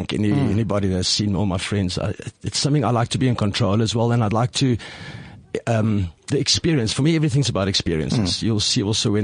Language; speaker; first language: English; non-native, local second language; Afrikaans